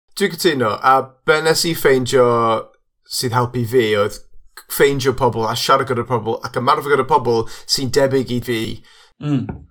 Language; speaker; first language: Welsh; non-native, local second language; English